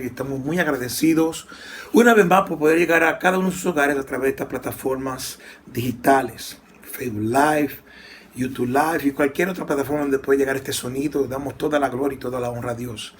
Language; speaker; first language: Spanish; native; Spanish